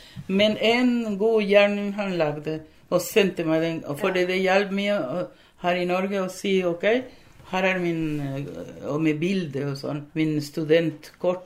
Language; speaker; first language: Norwegian; non-native, fluent; Spanish